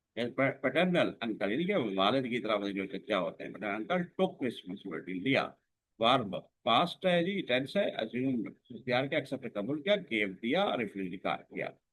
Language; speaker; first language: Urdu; non-native, local second language; Saraiki